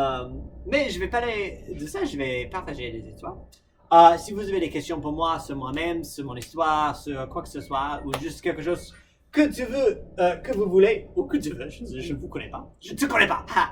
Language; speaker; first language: French; non-native, fluent; English